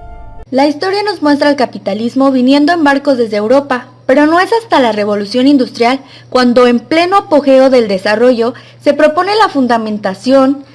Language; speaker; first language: Spanish; native; Spanish